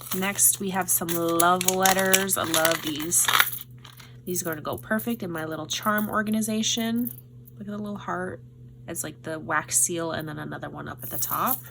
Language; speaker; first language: English; native; English